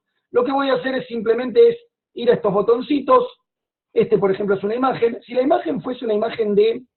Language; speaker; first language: Spanish; native; Spanish